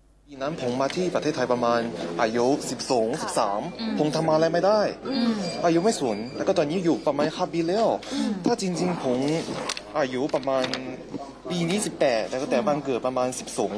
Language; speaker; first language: Thai; non-native, learner; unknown